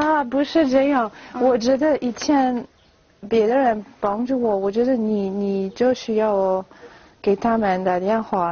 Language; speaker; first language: Chinese; non-native, learner; French